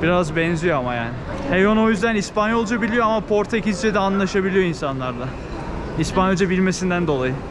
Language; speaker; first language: Turkish; native; Turkish